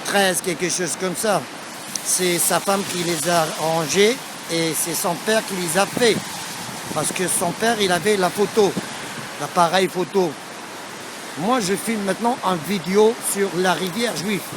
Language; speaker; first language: French; non-native, local second language; Arabic